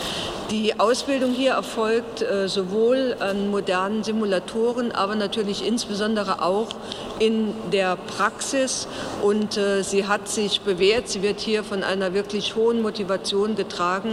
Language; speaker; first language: German; native; German